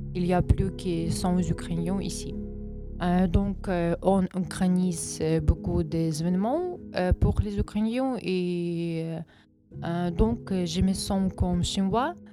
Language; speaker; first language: French; non-native, fluent; Ukrainian